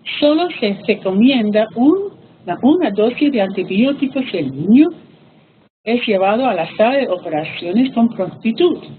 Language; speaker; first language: Spanish; early bilingual, heritage; Spanish